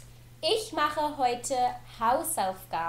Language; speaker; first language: German; non-native, learner; English